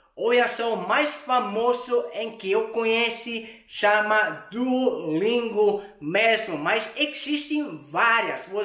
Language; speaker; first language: Portuguese; non-native, fluent; Swedish